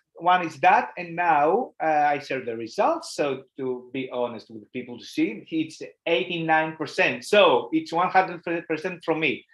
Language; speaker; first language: English; non-native, learner; Greek